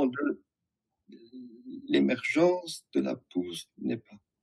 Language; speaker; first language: French; native; French